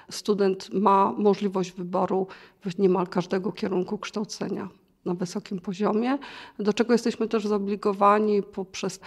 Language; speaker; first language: Polish; native; Polish